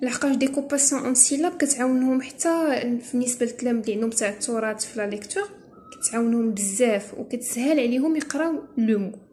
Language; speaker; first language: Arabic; native; Arabic